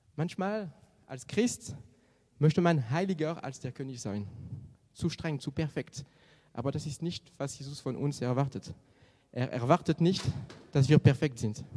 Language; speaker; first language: German; non-native, fluent; French